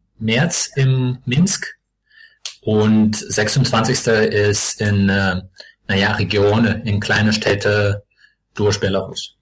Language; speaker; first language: German; non-native, learner; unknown